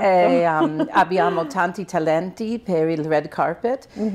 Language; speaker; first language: Italian; non-native, fluent; English